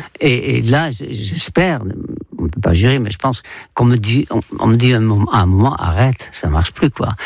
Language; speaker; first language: French; non-native, fluent; Dutch